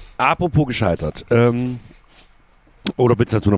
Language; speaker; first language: German; native; German